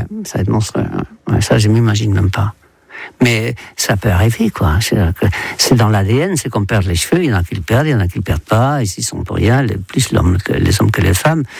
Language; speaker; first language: French; non-native, fluent; Dutch